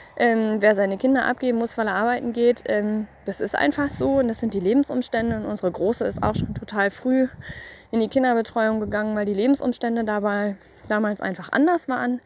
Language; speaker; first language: German; native; German